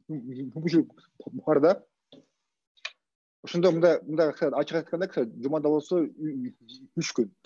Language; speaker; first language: Kyrgyz; non-native, local second language; Russian